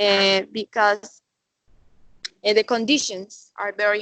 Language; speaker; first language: English; non-native, learner; Spanish